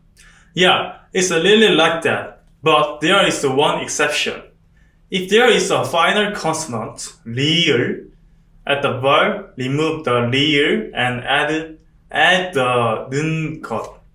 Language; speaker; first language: English; non-native, fluent; Korean